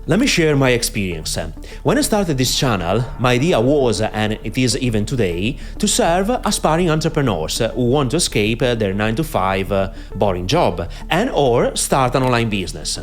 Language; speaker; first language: English; non-native, fluent; Italian